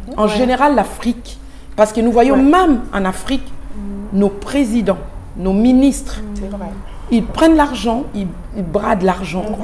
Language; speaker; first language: French; non-native, local second language; Lingala